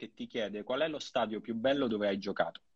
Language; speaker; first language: Italian; native; Italian